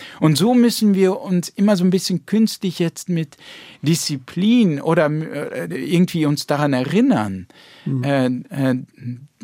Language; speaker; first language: German; early bilingual, heritage; German